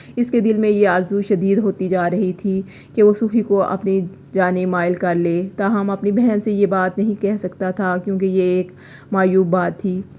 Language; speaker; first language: Urdu; native; Urdu